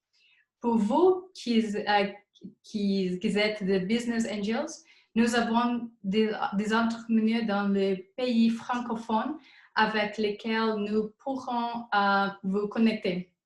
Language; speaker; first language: French; non-native, fluent; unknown